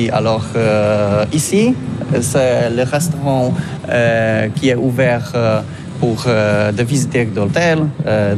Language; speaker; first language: French; non-native, learner; Polish